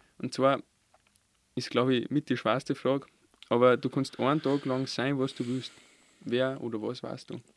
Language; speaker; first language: German; early bilingual, other home language; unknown